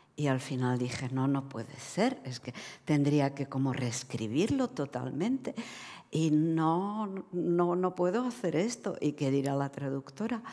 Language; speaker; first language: Spanish; non-native, fluent; Czech